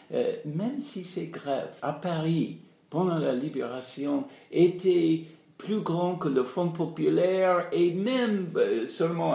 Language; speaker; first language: French; non-native, fluent; English